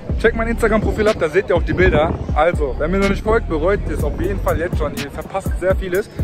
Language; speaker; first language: German; early bilingual, other home language; Turkish